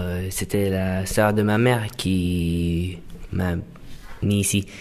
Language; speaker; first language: French; non-native, learner; English